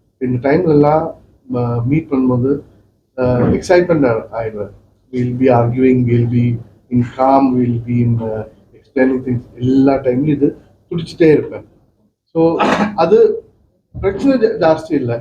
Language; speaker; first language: Tamil; non-native, local second language; Malayalam